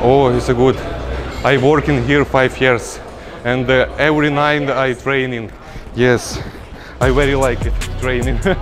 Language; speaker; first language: English; non-native, learner; Russian